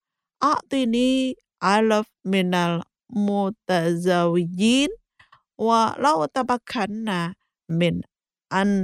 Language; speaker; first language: Arabic; non-native, fluent; Indonesian